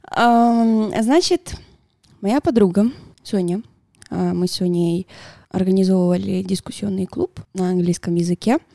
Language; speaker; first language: Russian; non-native, fluent; Spanish